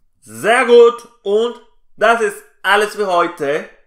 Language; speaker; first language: German; non-native, fluent; Spanish